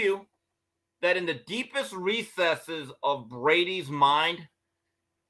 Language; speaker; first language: English; native; English